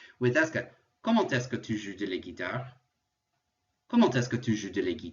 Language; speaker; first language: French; non-native, fluent; English